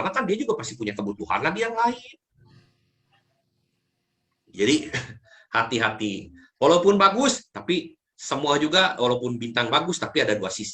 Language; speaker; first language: Indonesian; native; Indonesian